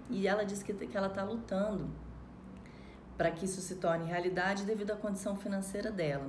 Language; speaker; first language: Portuguese; native; Portuguese